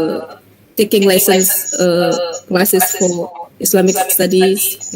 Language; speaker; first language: English; non-native, fluent; Indonesian